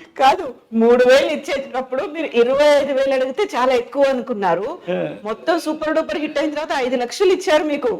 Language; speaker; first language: Telugu; native; Telugu